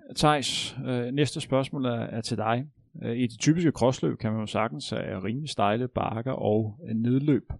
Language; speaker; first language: Danish; native; Danish